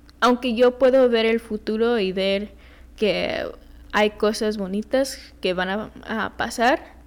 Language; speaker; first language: Spanish; early bilingual, heritage; Spanish